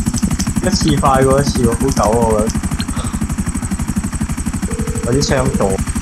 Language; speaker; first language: Chinese; native; Chinese